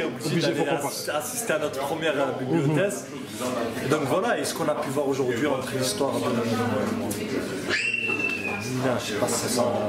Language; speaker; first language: French; native; French